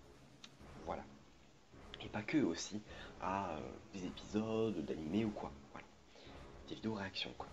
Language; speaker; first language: French; native; French